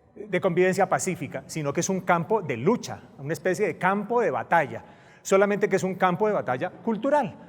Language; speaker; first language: Spanish; native; Spanish